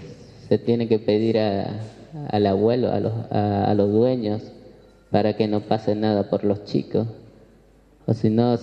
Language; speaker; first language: Spanish; non-native, local second language; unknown